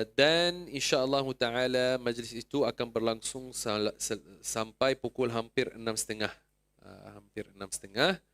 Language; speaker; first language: Malay; non-native, fluent; Arabic